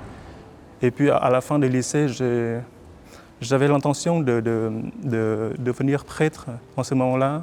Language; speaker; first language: French; non-native, fluent; Vietnamese